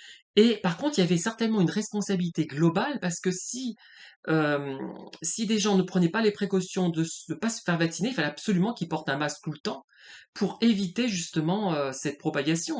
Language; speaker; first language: French; native; French